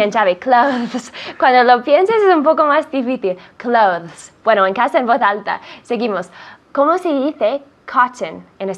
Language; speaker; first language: Spanish; non-native, fluent; English